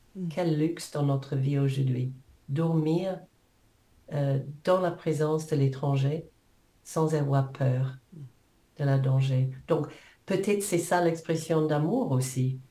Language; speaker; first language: French; non-native, fluent; English